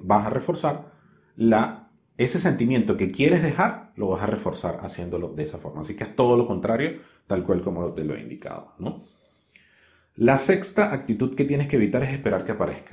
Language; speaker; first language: Spanish; native; Spanish